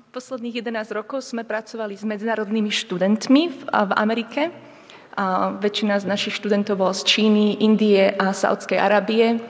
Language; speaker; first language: Slovak; native; Slovak